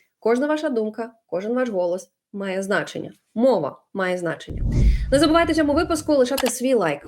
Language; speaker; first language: Ukrainian; non-native, local second language; Russian